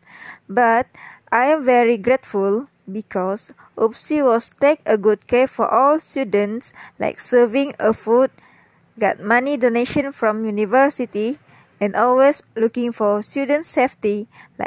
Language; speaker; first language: English; non-native, local second language; Malay